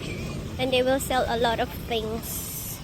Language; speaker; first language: English; non-native, local second language; Filipino